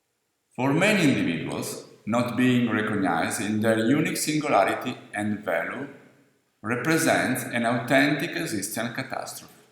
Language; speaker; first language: English; non-native, fluent; Italian